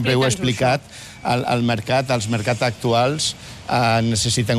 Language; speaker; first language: Catalan; native; Catalan